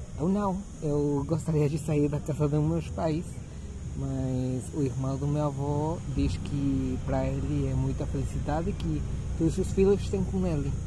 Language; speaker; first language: Portuguese; non-native, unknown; Spanish